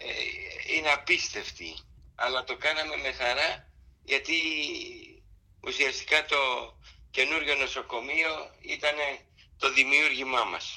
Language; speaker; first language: Greek; native; Greek